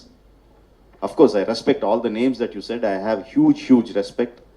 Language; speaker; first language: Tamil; non-native, learner; Telugu